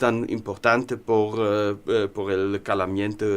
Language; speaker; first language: Spanish; non-native, learner; German